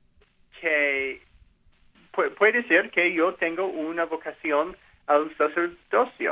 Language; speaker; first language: Spanish; non-native, learner; English